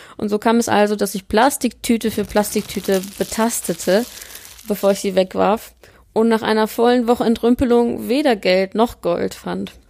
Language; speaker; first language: German; early bilingual, other home language; Polish